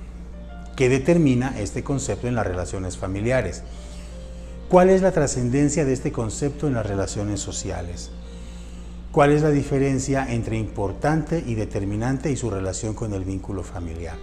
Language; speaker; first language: Spanish; native; Spanish